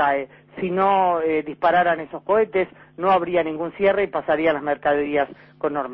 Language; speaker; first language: Spanish; native; Spanish